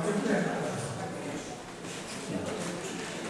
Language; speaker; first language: Polish; native; Polish